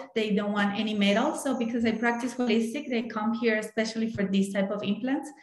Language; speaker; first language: English; non-native, fluent; Spanish